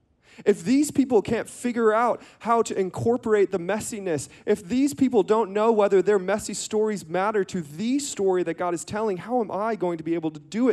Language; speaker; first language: English; native; English